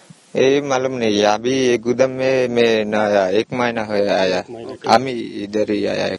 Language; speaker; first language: Hindi; non-native, learner; Bangla